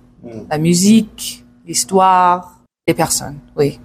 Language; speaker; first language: French; non-native, learner; English